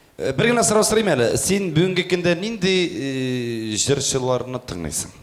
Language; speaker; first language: Tatar; native; Tatar